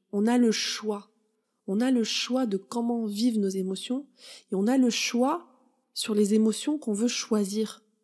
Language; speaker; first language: French; native; French